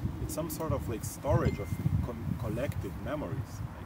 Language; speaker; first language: English; non-native, fluent; Lithuanian